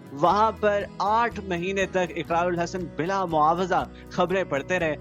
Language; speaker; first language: Urdu; non-native, local second language; Punjabi